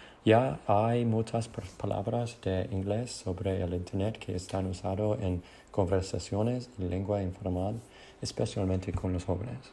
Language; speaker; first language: Spanish; non-native, learner; English